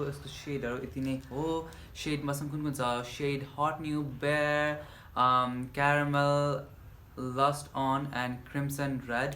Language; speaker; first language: Nepali; native; Nepali